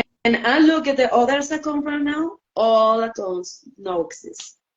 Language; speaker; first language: English; non-native, learner; Spanish